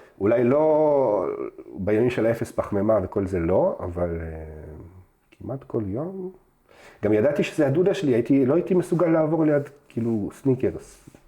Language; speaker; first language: Hebrew; early bilingual, other home language; Russian